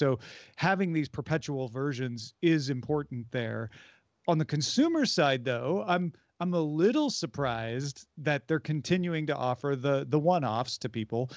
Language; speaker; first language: English; native; English